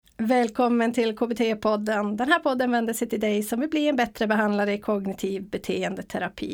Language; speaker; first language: Swedish; native; Swedish